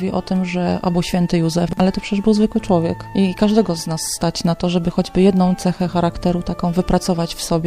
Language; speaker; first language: Polish; native; Polish